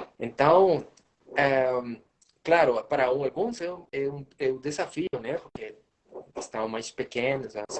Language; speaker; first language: Portuguese; non-native, fluent; Spanish